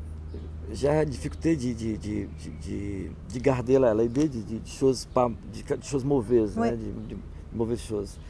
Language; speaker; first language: French; non-native, learner; Portuguese